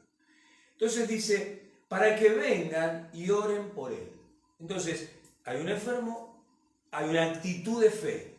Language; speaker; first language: Spanish; native; Spanish